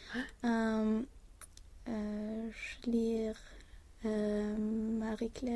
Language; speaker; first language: French; non-native, learner; Swedish